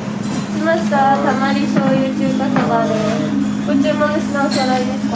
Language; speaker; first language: Japanese; native; Japanese